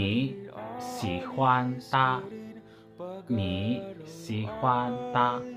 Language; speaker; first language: Chinese; non-native, learner; Filipino